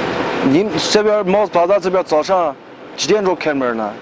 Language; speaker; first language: Chinese; native; Chinese